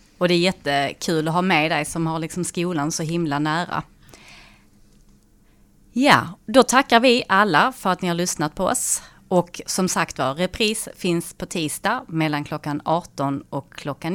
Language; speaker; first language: Swedish; native; Swedish